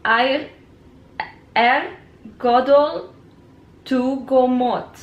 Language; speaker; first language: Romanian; non-native, learner; Dutch